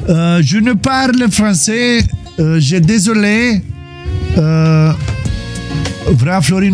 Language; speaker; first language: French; non-native, learner; Romanian